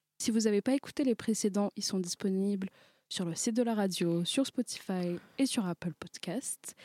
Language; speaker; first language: French; native; French